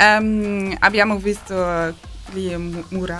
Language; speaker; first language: Italian; non-native, learner; German